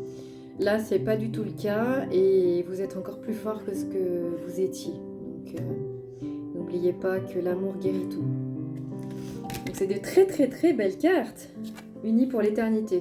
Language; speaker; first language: French; native; French